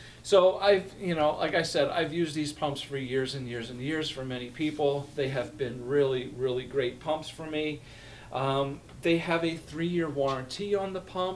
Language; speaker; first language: English; native; English